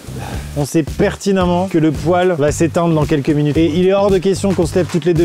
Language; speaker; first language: French; native; French